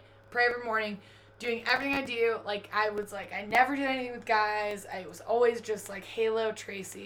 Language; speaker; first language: English; native; English